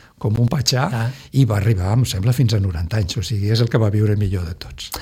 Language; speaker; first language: Catalan; non-native, local second language; Spanish